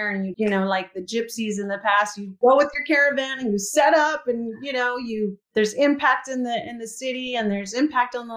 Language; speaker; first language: English; native; English